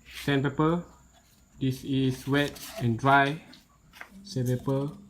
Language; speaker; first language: English; non-native, local second language; Malay